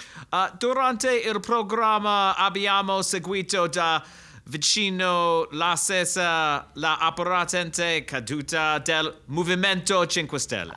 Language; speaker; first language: Italian; non-native, learner; English